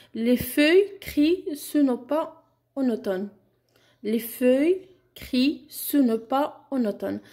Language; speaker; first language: French; non-native, local second language; Arabic